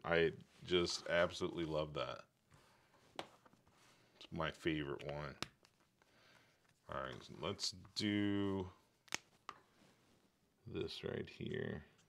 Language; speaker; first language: English; native; English